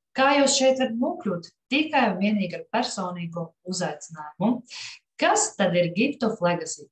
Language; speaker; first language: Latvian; non-native, local second language; Russian